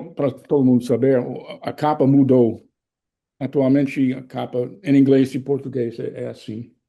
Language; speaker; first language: Portuguese; non-native, fluent; English